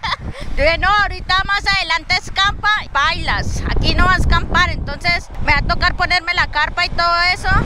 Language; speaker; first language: Spanish; native; Spanish